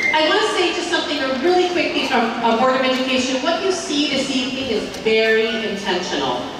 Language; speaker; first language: English; early bilingual, other home language; Spanish